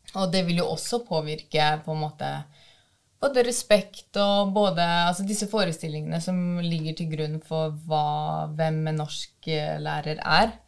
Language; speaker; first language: Norwegian; early bilingual, other home language; Albanian